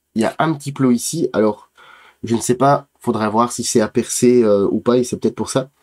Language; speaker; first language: French; native; French